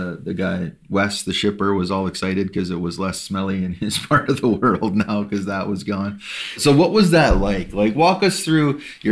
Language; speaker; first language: English; native; English